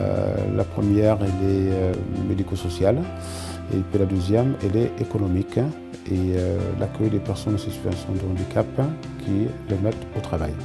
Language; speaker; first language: French; native; French